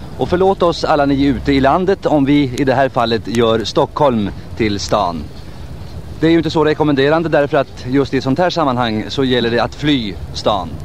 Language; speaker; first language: Swedish; native; Swedish